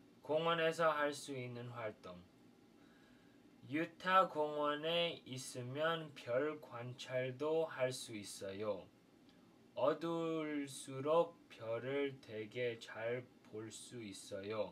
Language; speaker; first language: Korean; non-native, fluent; English